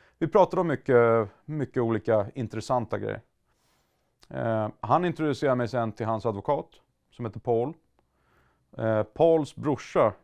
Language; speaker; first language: Swedish; native; Swedish